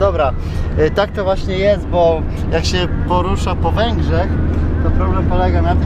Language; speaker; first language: Polish; native; Polish